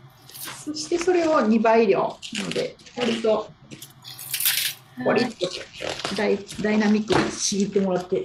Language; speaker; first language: Japanese; native; Japanese